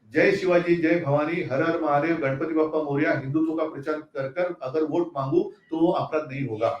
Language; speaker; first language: Hindi; non-native, local second language; Marathi